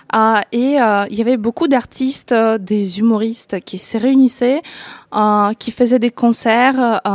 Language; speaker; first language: French; non-native, fluent; Ukrainian